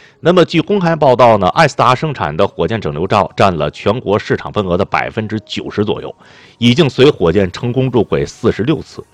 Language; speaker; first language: Chinese; native; Chinese